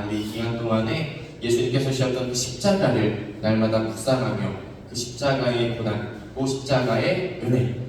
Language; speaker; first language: Korean; native; Korean